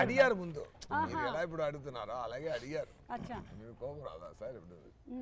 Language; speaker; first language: Telugu; non-native, fluent; Tamil